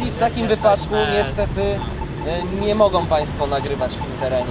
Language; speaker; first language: Polish; native; Polish